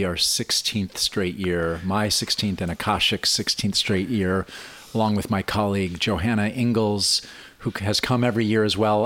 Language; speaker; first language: English; native; English